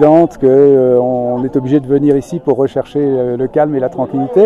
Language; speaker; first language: French; native; French